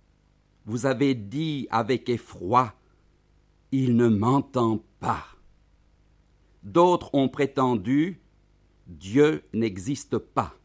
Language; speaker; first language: French; native; French